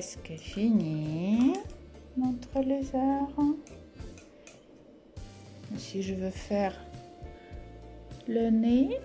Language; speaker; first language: French; non-native, fluent; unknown